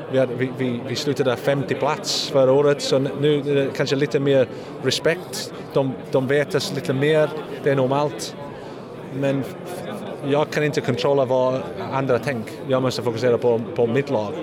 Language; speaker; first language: Swedish; non-native, learner; English